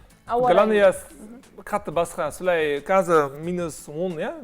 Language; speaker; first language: Kazakh; non-native, learner; Dutch